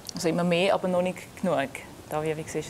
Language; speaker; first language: German; native; German